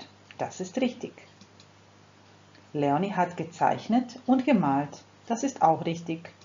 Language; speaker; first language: German; non-native, fluent; Croatian